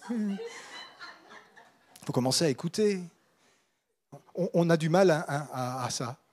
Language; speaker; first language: French; native; French